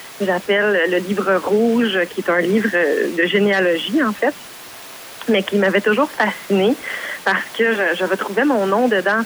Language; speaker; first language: French; native; French